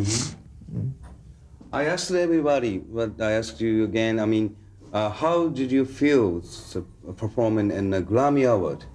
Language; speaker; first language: English; non-native, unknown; Japanese